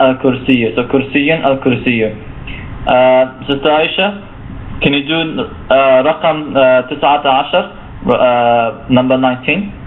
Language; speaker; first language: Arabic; non-native, fluent; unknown